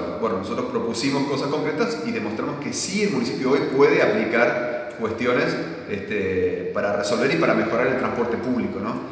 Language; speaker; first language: Spanish; native; Spanish